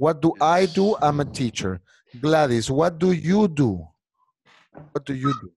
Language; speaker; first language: English; non-native, fluent; Spanish